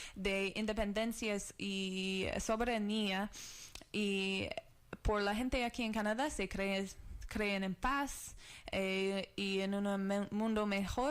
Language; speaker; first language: Spanish; non-native, learner; English